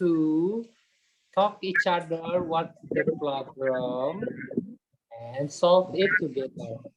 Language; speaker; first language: English; non-native, learner; Indonesian